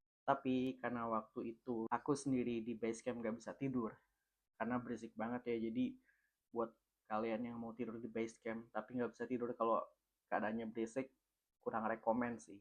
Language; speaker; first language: Indonesian; native; Indonesian